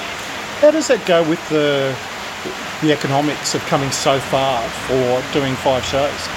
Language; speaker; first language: English; native; English